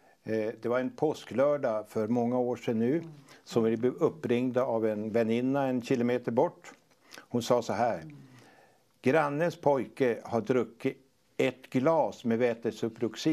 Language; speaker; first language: Swedish; native; Swedish